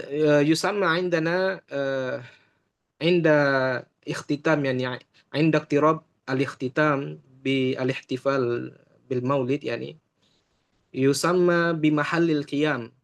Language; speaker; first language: Arabic; non-native, fluent; Indonesian